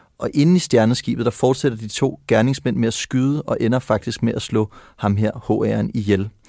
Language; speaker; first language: Danish; native; Danish